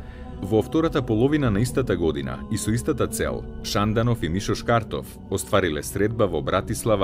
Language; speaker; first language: Macedonian; native; Macedonian